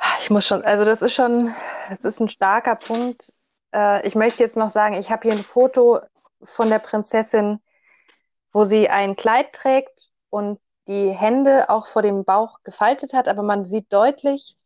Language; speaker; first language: German; native; German